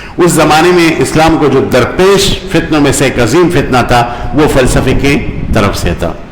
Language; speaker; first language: Urdu; non-native, local second language; Pashto